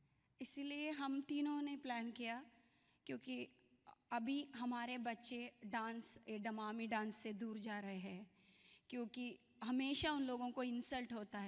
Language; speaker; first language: Hindi; non-native, local second language; Kannada